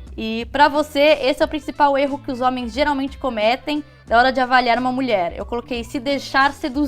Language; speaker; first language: Portuguese; native; Portuguese